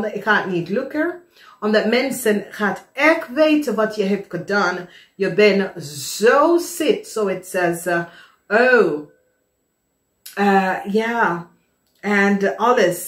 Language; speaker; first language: Dutch; non-native, fluent; English